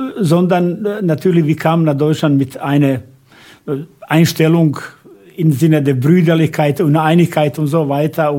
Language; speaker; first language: German; non-native, fluent; Bosnian